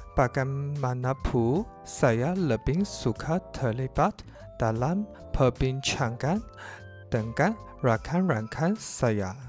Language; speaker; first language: Malay; non-native, learner; Chinese